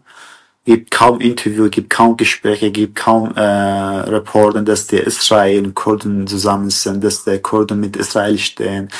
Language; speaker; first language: German; non-native, fluent; Kurdish